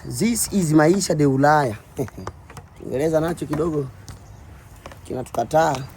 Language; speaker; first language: Swahili; native; Swahili